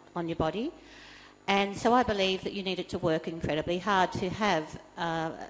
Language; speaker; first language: English; native; English